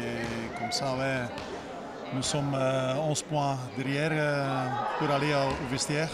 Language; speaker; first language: French; non-native, local second language; Dutch